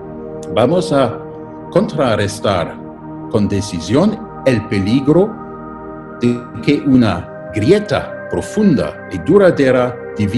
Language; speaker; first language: Spanish; non-native, fluent; German